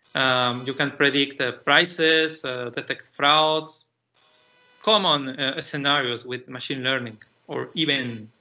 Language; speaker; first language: English; non-native, fluent; Spanish